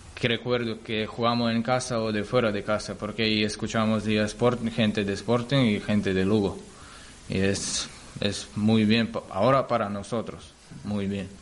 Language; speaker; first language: Spanish; non-native, learner; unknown